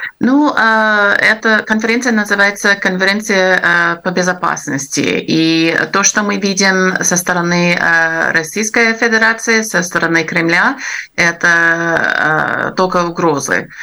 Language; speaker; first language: Russian; non-native, fluent; English